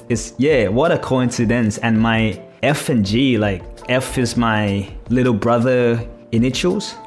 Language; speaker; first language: English; non-native, fluent; Thai